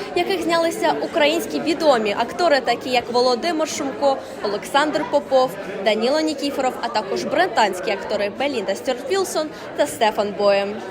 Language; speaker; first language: Ukrainian; native; Ukrainian